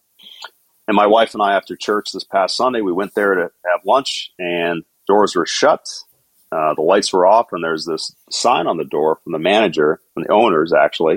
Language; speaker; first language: English; native; English